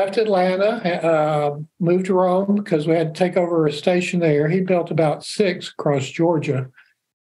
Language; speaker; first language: English; native; English